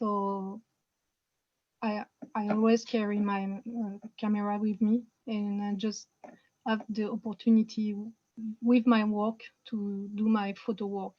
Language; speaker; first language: English; non-native, fluent; French